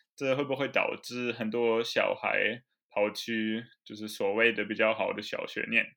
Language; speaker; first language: Chinese; non-native, fluent; German